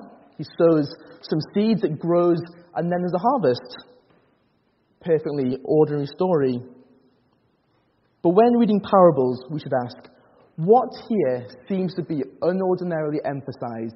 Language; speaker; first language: English; native; English